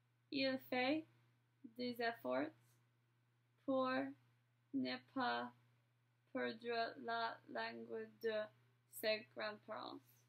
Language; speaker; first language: French; non-native, learner; English